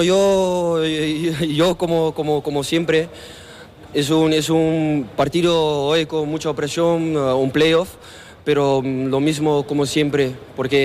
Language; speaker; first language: Spanish; non-native, learner; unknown